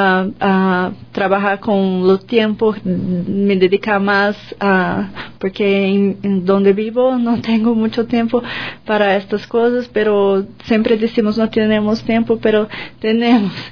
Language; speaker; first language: Spanish; non-native, learner; Portuguese